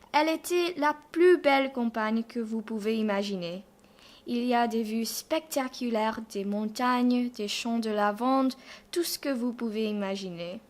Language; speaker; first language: French; non-native, fluent; English